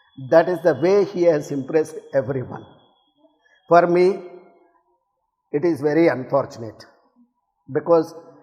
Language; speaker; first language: English; non-native, local second language; Telugu